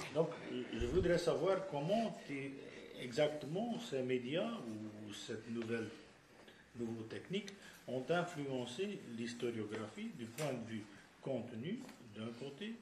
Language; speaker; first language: French; non-native, fluent; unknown